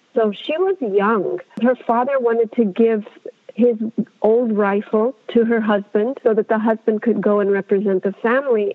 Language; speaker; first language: English; non-native, fluent; Amharic